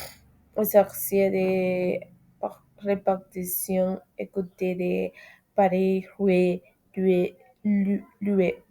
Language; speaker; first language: French; non-native, learner; Spanish